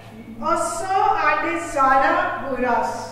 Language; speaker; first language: Norwegian; non-native, fluent; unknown